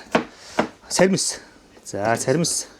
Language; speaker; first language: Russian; non-native, learner; Mongolian